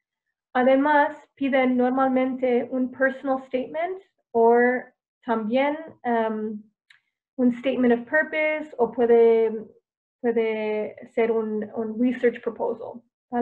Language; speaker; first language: Spanish; non-native, fluent; English